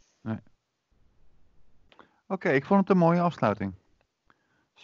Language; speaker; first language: Dutch; native; Dutch